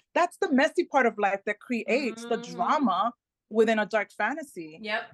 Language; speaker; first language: English; early bilingual, other home language; Spanish